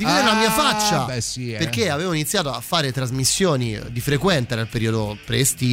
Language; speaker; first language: Italian; native; Italian